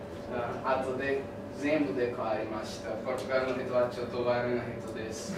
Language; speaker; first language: Japanese; non-native, learner; Portuguese